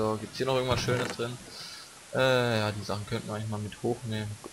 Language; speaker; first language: German; native; German